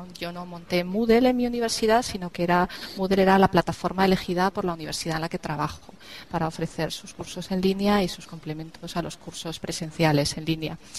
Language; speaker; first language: Spanish; native; Spanish